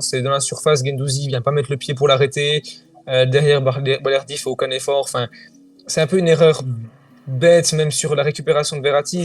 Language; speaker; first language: French; native; French